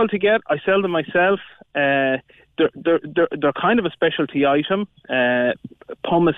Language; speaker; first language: English; native; English